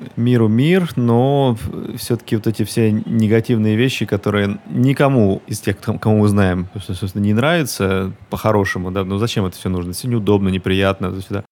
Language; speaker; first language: Russian; native; Russian